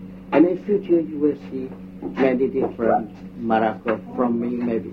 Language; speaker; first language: English; non-native, learner; Vietnamese